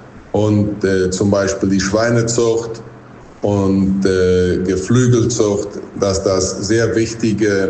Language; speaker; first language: German; non-native, local second language; Plautdietsch